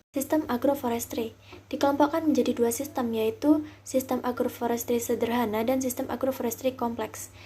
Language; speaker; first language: Indonesian; native; Indonesian